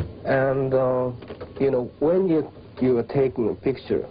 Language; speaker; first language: English; non-native, fluent; Japanese